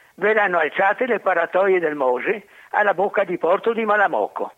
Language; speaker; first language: Italian; native; Italian